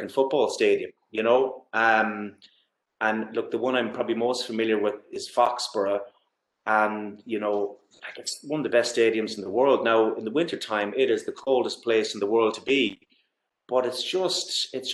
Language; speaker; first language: English; native; English